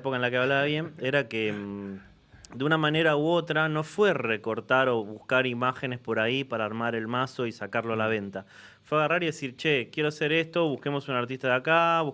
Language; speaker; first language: Spanish; native; Spanish